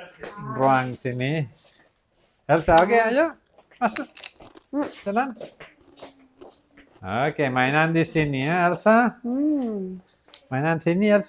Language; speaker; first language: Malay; non-native, learner; Catalan